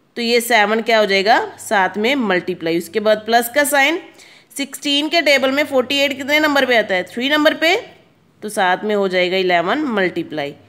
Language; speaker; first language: Hindi; non-native, local second language; Punjabi